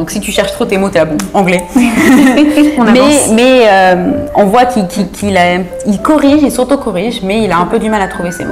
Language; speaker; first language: French; native; French